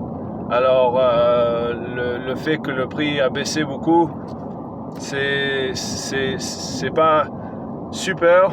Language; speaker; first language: French; non-native, fluent; English